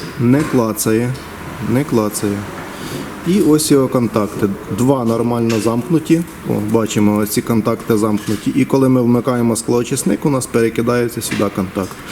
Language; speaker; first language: Ukrainian; non-native, local second language; Russian